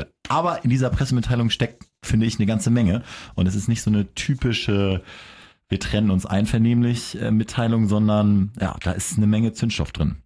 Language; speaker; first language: German; native; German